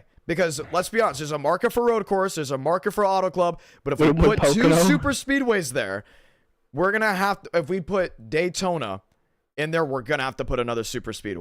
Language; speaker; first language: English; native; English